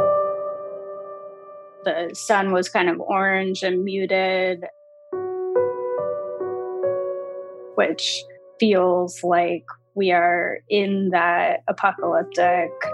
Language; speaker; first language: English; native; English